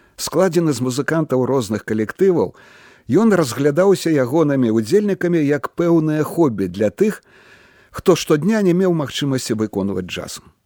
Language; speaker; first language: Belarusian; native; Belarusian